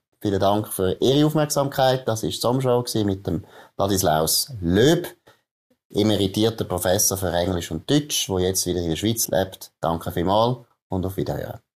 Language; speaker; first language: German; native; German